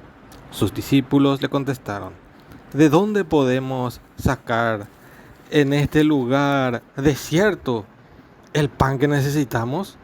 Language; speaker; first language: Spanish; native; Spanish